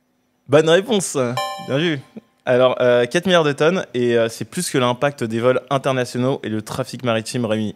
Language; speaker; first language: French; native; French